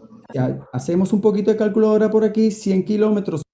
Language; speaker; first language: Spanish; native; Spanish